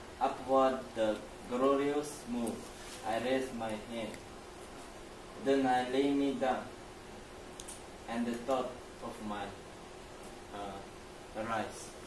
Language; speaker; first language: English; non-native, learner; Chinese